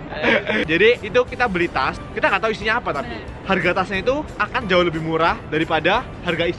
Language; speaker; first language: Indonesian; native; Indonesian